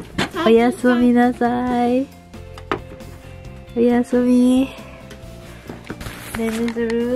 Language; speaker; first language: Japanese; non-native, learner; Filipino